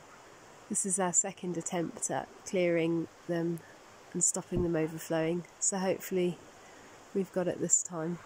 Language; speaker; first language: English; native; English